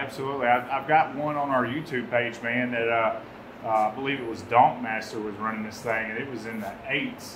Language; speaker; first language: English; native; English